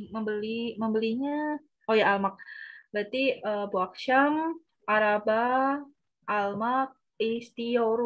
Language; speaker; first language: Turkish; non-native, learner; Indonesian